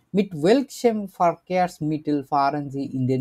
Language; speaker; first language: German; non-native, learner; Bangla